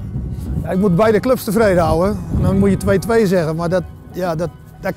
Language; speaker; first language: Dutch; native; Dutch